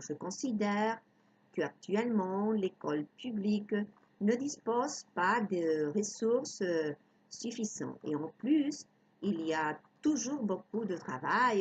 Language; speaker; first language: French; non-native, fluent; Spanish